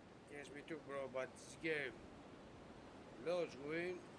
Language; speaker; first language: English; non-native, learner; Greek